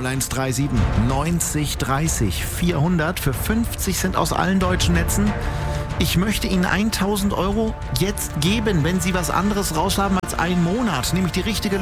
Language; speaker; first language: German; native; German